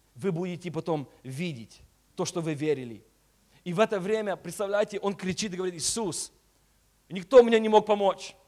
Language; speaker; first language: Russian; early bilingual, heritage; Russian